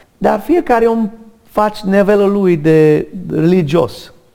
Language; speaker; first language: Romanian; non-native, learner; English